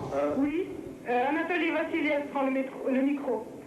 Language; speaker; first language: French; non-native, fluent; Russian